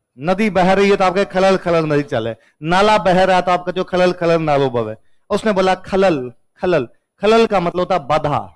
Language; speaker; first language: Hindi; non-native, local second language; Rajasthani